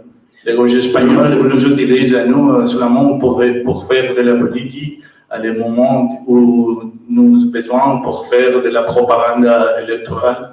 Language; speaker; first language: French; non-native, learner; Catalan